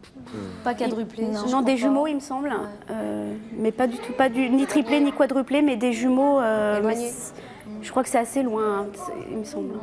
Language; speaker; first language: French; native; French